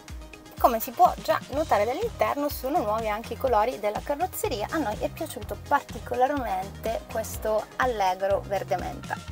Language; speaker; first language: Italian; native; Italian